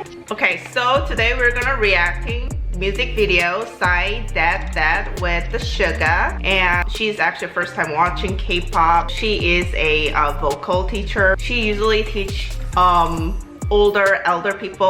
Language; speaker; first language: English; non-native, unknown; Korean